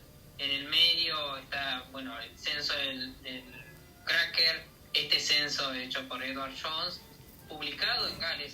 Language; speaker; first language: Spanish; native; Spanish